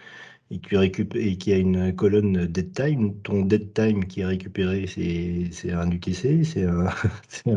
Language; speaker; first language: French; native; French